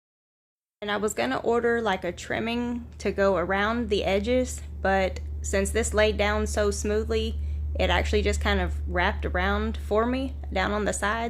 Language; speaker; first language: English; native; English